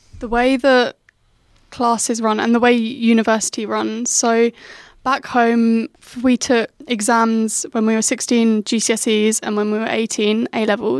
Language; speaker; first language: English; native; English